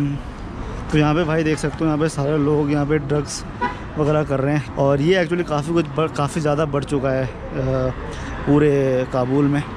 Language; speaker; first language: Hindi; native; Hindi